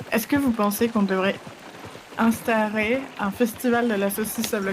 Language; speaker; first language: French; native; French